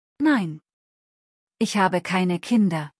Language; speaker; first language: German; non-native, fluent; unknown